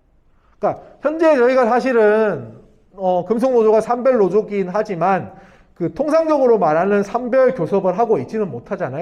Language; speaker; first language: Korean; native; Korean